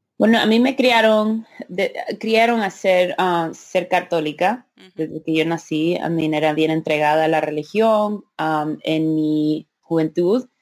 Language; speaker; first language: Spanish; early bilingual, heritage; Spanish